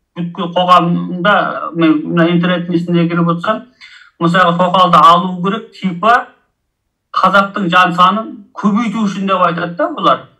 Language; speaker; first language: Kazakh; early bilingual, heritage; Kazakh